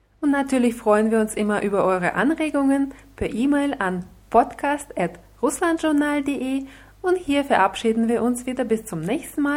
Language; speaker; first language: German; non-native, fluent; Russian